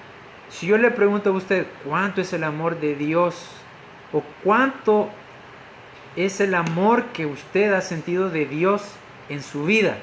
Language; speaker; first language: Spanish; native; Spanish